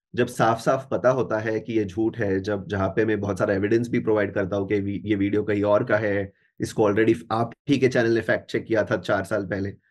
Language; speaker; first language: Hindi; non-native, local second language; Marathi